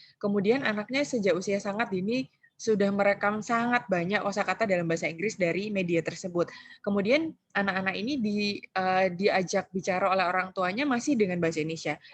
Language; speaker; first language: Indonesian; native; Indonesian